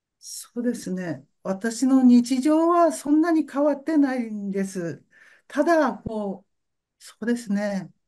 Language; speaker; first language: Japanese; native; Japanese